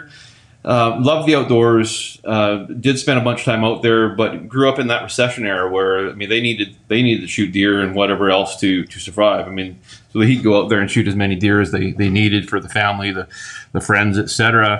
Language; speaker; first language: English; native; English